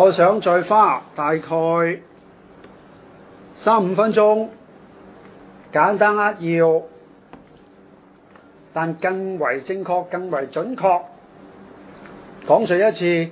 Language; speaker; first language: Chinese; non-native, local second language; Cantonese